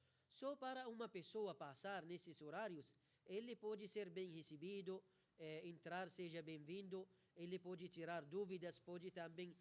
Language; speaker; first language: Portuguese; non-native, fluent; Arabic